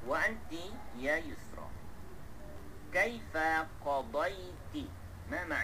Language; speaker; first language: Arabic; non-native, fluent; Malay